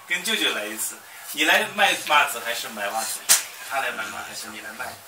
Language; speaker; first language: Chinese; native; Chinese